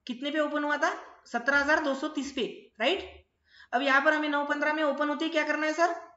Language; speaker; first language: Hindi; non-native, local second language; Marathi